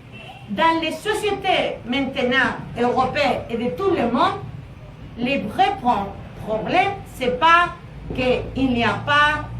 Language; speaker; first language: French; non-native, learner; Spanish